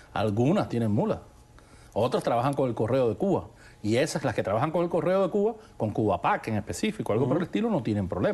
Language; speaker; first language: Spanish; native; Spanish